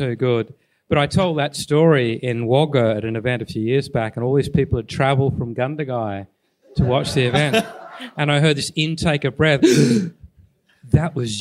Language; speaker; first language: English; native; English